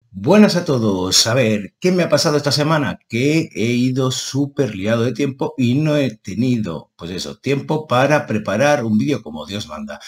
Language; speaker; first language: Spanish; native; Spanish